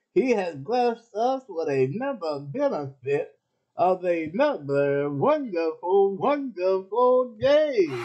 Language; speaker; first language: English; native; English